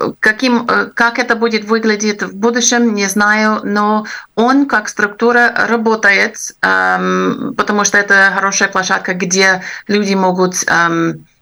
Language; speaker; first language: Russian; non-native, fluent; English